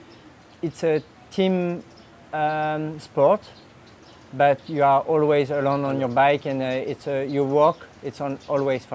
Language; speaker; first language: English; non-native, learner; French